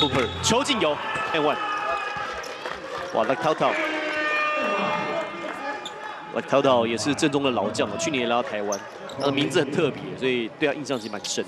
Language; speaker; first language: Chinese; native; Chinese